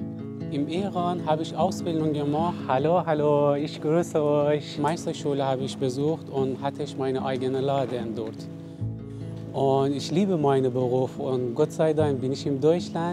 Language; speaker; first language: German; non-native, learner; Persian